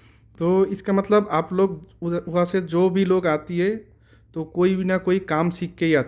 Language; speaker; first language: Hindi; non-native, learner; Bangla